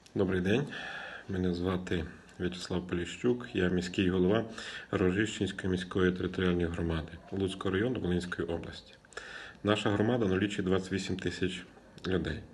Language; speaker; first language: Ukrainian; native; Ukrainian